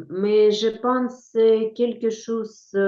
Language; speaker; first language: French; non-native, learner; Ukrainian